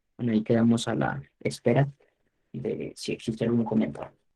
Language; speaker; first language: Spanish; native; Spanish